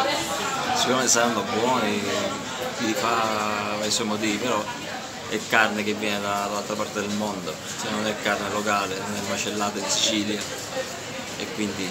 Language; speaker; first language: Italian; native; Italian